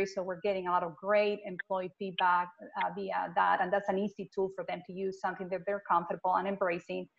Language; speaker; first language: English; non-native, fluent; Spanish